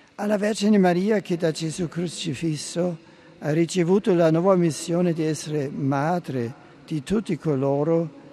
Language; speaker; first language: Italian; non-native, fluent; German